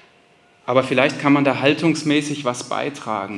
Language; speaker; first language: German; native; German